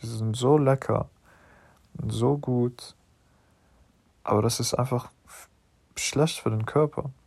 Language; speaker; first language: German; non-native, learner; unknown